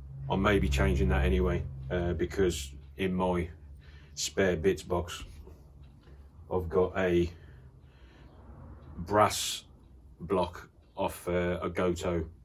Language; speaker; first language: English; native; English